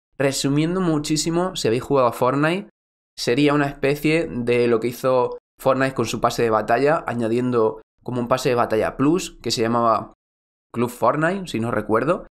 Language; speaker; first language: Spanish; native; Spanish